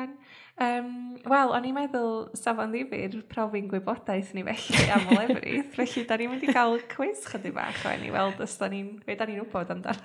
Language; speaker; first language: Welsh; native; Welsh